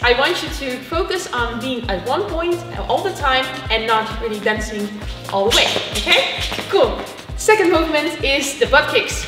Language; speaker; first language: English; non-native, fluent; Dutch